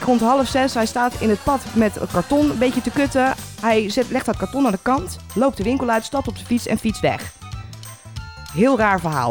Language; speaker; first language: Dutch; native; Dutch